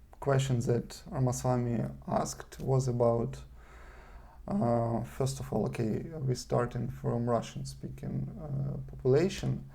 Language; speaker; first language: English; non-native, learner; Russian